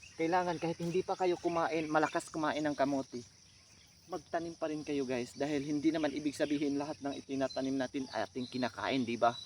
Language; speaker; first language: Filipino; non-native, local second language; Cebuano